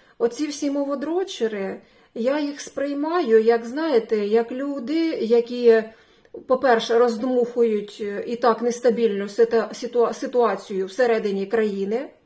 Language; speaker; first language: Ukrainian; non-native, local second language; Russian